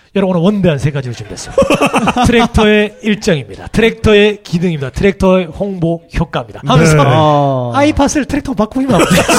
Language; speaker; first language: Korean; native; Korean